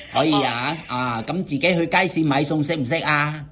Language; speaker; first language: Cantonese; native; Cantonese